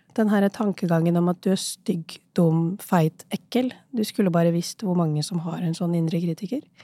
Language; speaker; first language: Norwegian; early bilingual, other home language; Urdu